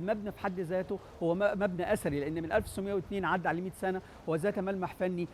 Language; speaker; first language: Egyptian Arabic; native; Egyptian Arabic